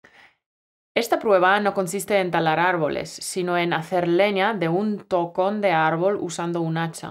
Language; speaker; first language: Spanish; native; Spanish